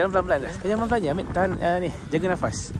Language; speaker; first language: Malay; native; Malay